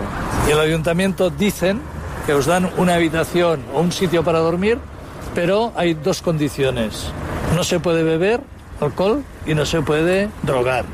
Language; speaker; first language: Spanish; native; Spanish